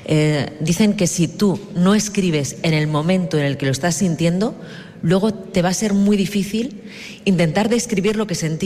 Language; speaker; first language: Spanish; native; Spanish